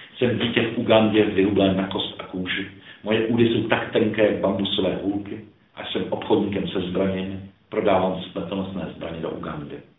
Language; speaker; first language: Czech; early bilingual, other home language; Croatian